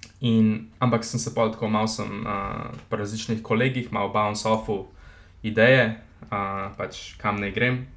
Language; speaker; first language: Slovenian; native; Slovenian